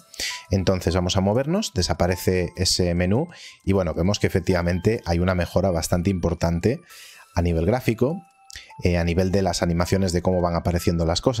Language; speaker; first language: Spanish; native; Spanish